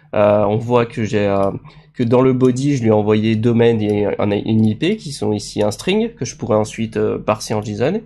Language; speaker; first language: French; native; French